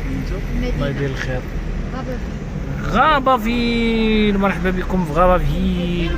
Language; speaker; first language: Arabic; native; Arabic